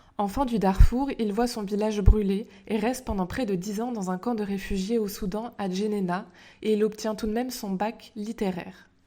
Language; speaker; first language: French; native; French